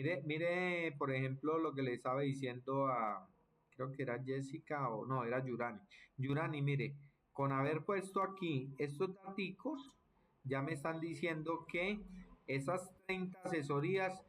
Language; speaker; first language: Spanish; native; Spanish